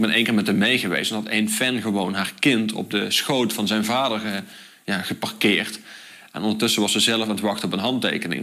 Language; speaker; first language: Dutch; native; Dutch